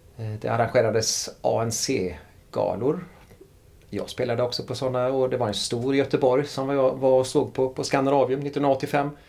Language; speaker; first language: Swedish; native; Swedish